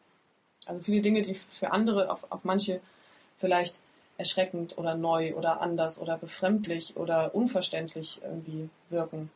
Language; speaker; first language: German; native; German